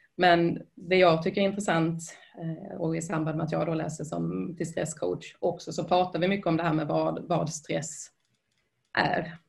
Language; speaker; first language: Swedish; native; Swedish